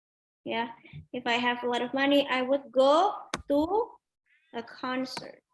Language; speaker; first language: English; non-native, fluent; Indonesian